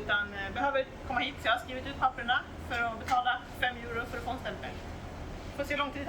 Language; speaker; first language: Swedish; native; Swedish